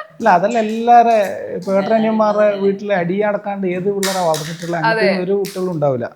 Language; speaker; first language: Malayalam; native; Malayalam